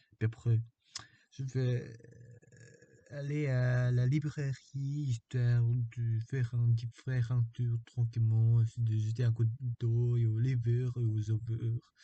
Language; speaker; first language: French; non-native, learner; Korean